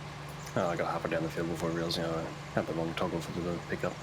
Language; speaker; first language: English; native; English